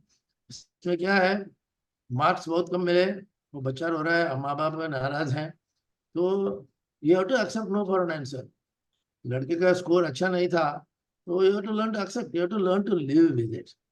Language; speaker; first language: Hindi; non-native, local second language; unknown